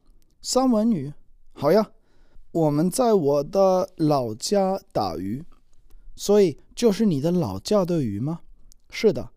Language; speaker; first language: Chinese; non-native, learner; English